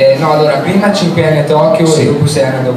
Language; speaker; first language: Italian; early bilingual, heritage; English